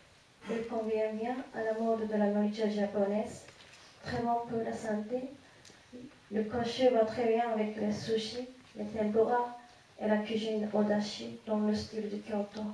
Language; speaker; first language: French; non-native, fluent; Japanese